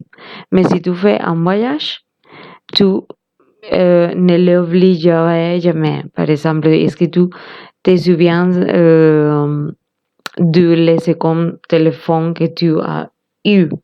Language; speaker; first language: French; non-native, learner; Spanish